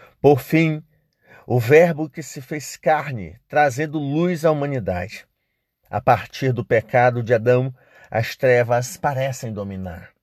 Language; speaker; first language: Portuguese; native; Portuguese